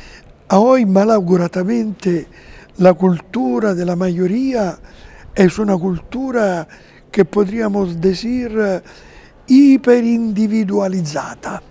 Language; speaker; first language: Spanish; non-native, fluent; Italian